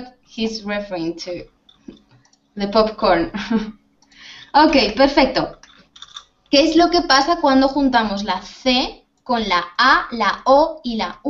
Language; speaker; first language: Spanish; native; Spanish